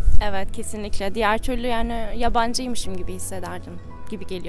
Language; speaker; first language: Turkish; early bilingual, heritage; German